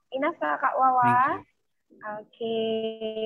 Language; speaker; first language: English; non-native, fluent; Indonesian